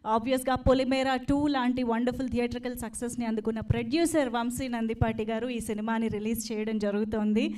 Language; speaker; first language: Telugu; native; Telugu